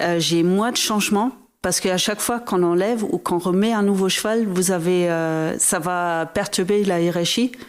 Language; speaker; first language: French; non-native, fluent; German